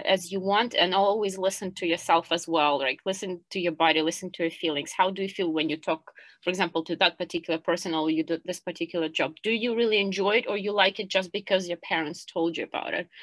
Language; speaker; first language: English; non-native, fluent; Ukrainian